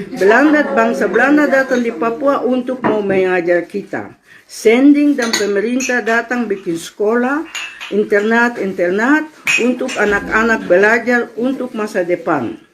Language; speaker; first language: Indonesian; non-native, local second language; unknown